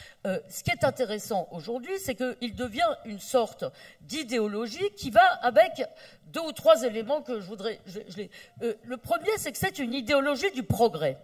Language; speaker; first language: French; native; French